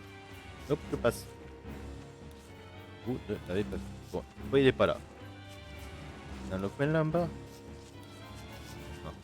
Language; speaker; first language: French; native; French